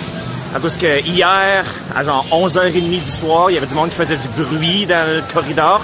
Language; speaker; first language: French; native; French